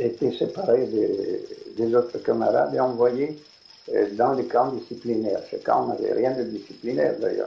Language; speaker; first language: French; non-native, fluent; Russian